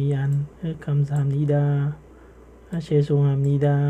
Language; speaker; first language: Korean; non-native, fluent; Khmer